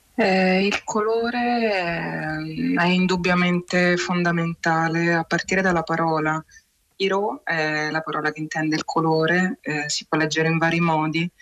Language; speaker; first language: Italian; native; Italian